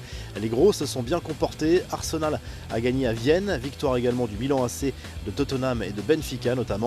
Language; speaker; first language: French; native; French